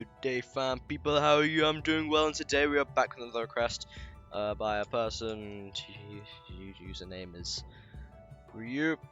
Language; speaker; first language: English; native; English